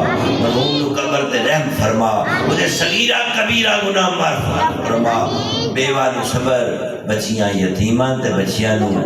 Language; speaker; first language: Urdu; non-native, local second language; Punjabi